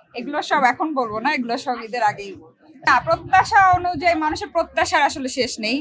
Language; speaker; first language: Bangla; native; Bangla